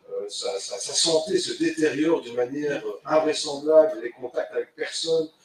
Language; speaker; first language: French; native; French